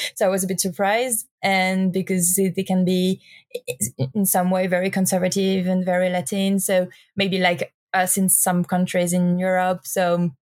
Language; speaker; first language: English; non-native, learner; French